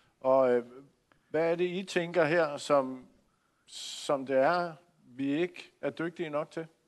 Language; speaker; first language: Danish; native; Danish